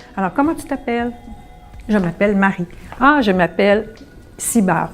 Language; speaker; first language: French; native; French